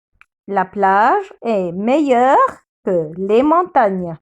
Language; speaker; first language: French; non-native, fluent; Arabic